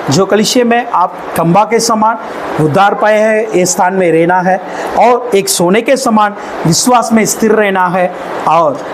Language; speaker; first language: Hindi; non-native, local second language; Tamil